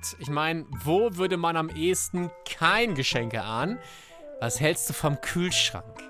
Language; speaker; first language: German; native; German